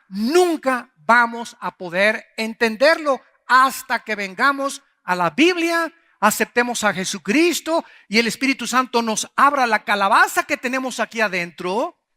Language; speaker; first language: Spanish; native; Spanish